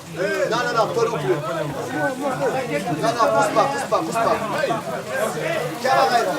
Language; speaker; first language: French; native; French